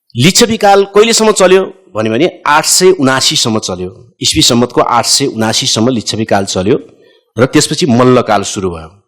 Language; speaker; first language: Nepali; native; Nepali